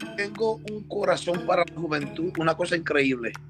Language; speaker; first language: Spanish; early bilingual, heritage; Spanish